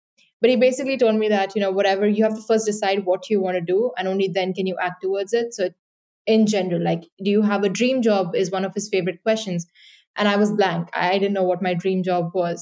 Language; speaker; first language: English; non-native, local second language; Hindi